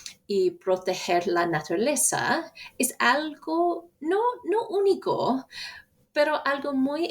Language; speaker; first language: Spanish; non-native, fluent; English